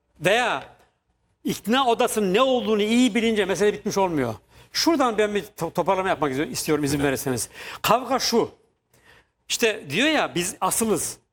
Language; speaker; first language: Turkish; native; Turkish